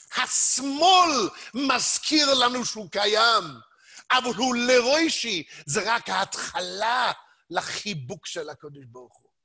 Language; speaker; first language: Hebrew; non-native, fluent; English